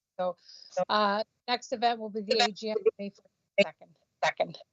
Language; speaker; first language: English; non-native, fluent; Vietnamese